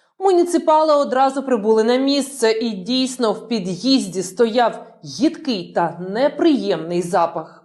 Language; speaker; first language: Ukrainian; native; Ukrainian